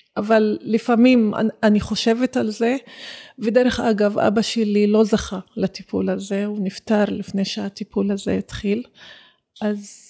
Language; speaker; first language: Hebrew; non-native, local second language; Arabic